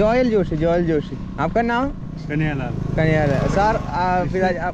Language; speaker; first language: Hindi; non-native, learner; Malayalam